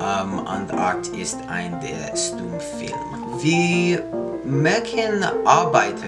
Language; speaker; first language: German; non-native, learner; English